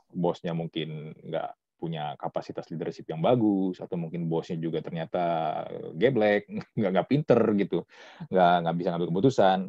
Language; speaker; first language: Indonesian; native; Indonesian